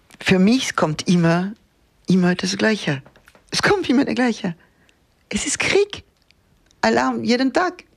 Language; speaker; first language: German; non-native, fluent; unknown